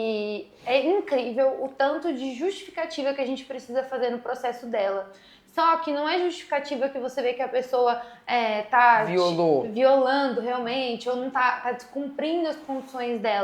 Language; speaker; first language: Portuguese; native; Portuguese